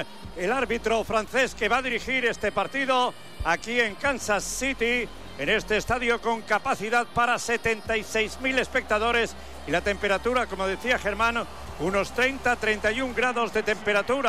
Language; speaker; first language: Spanish; native; Spanish